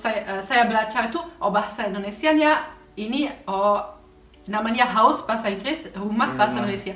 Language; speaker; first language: Indonesian; non-native, fluent; German